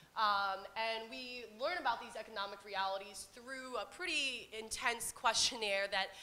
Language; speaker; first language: English; native; English